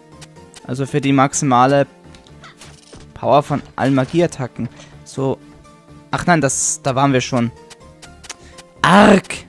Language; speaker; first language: German; native; German